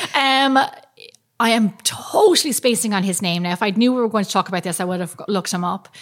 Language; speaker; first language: English; native; English